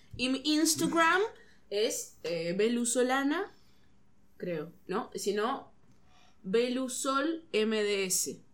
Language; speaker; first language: Spanish; native; Spanish